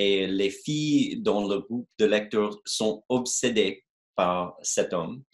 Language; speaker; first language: French; non-native, fluent; English